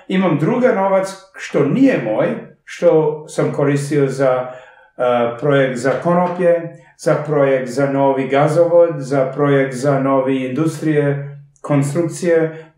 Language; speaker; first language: Serbian; early bilingual, heritage; Serbian